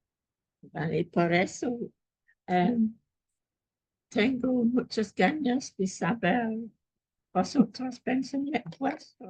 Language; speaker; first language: Spanish; non-native, fluent; English